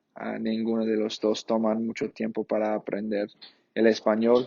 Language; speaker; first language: Spanish; non-native, fluent; English